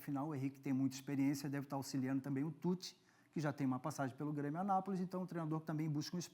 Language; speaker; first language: Portuguese; native; Portuguese